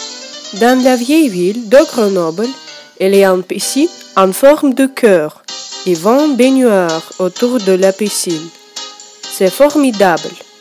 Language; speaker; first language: French; non-native, learner; Russian